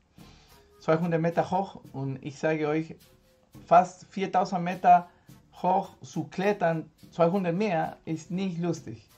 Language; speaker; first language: German; non-native, fluent; Spanish